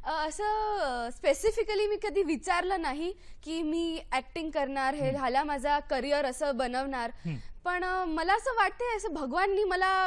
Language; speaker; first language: Marathi; non-native, local second language; Gujarati